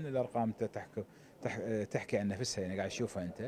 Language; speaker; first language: Arabic; native; Arabic